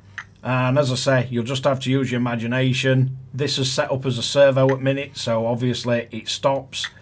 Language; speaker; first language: English; native; English